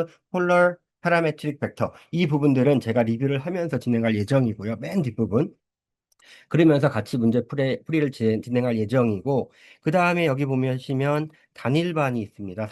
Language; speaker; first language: Korean; early bilingual, heritage; Korean